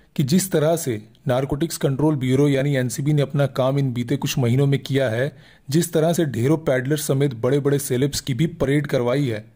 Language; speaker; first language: Hindi; native; Hindi